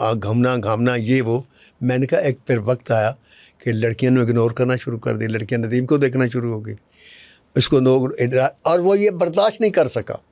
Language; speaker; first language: Urdu; non-native, local second language; Punjabi